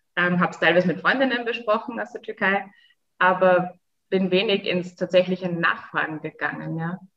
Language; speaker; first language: German; native; German